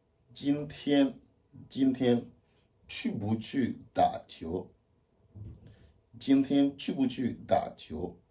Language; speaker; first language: Chinese; non-native, learner; French